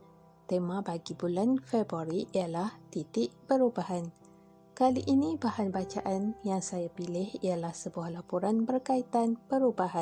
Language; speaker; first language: Malay; native; Malay